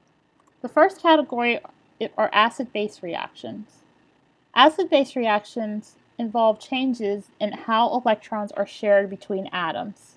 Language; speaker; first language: English; native; English